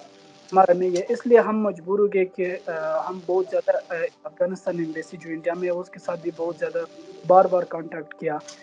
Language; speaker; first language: Hindi; non-native, learner; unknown